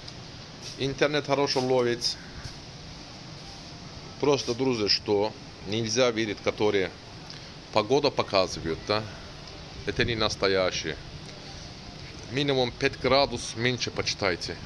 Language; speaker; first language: Russian; non-native, learner; Turkish